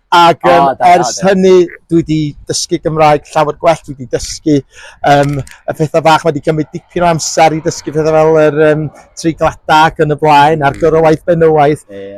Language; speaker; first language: Welsh; non-native, local second language; English